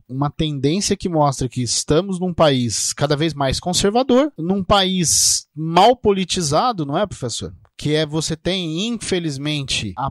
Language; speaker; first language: Portuguese; native; Portuguese